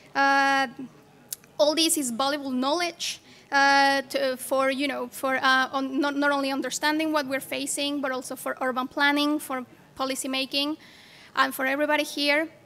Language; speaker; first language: English; non-native, fluent; Spanish